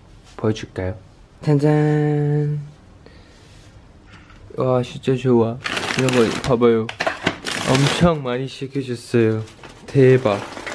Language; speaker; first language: Korean; non-native, fluent; Thai